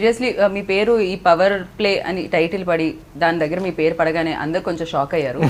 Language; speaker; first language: Telugu; native; Telugu